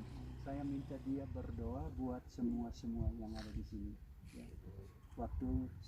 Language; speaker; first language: Indonesian; non-native, fluent; English